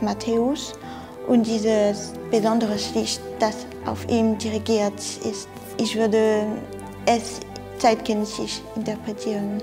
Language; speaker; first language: German; non-native, fluent; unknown